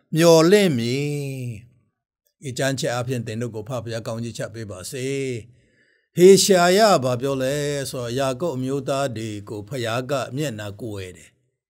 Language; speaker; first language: Burmese; non-native, local second language; Tedim Chin